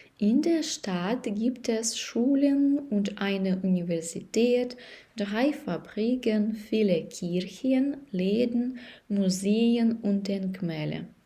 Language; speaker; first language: German; non-native, fluent; Ukrainian